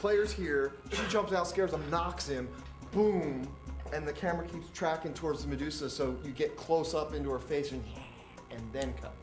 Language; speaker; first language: English; native; English